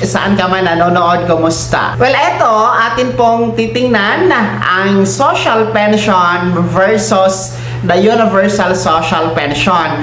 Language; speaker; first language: Filipino; native; Filipino